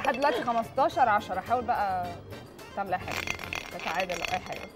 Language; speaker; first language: Arabic; native; Arabic